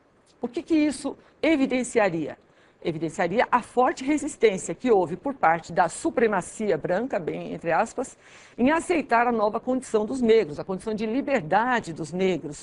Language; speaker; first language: Portuguese; native; Portuguese